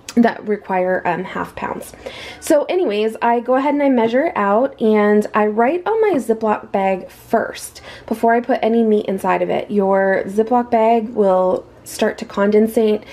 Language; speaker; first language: English; native; English